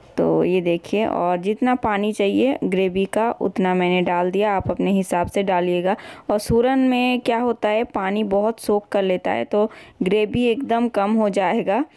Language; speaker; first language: Hindi; non-native, local second language; Bangla